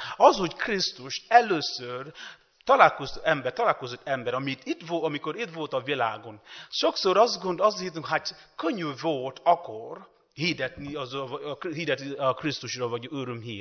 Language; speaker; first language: Hungarian; non-native, learner; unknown